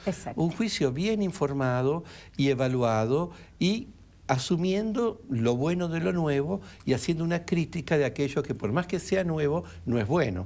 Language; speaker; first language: Spanish; native; Spanish